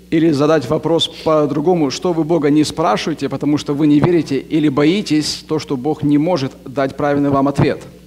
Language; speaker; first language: Russian; native; Russian